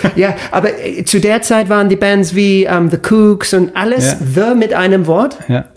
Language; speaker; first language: German; non-native, fluent; English